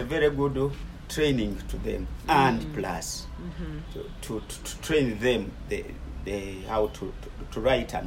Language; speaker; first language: English; non-native, local second language; Ganda